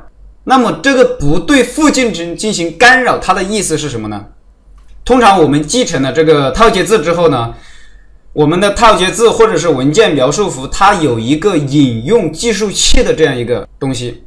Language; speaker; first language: Chinese; native; Chinese